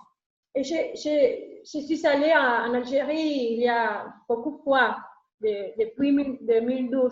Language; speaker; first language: French; non-native, learner; Spanish